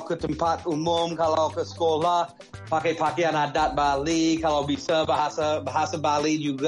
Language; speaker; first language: Indonesian; non-native, fluent; English